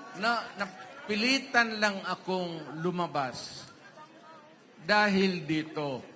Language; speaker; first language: Filipino; non-native, local second language; Cebuano